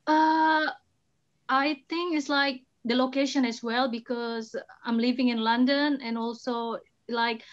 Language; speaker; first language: English; non-native, fluent; Indonesian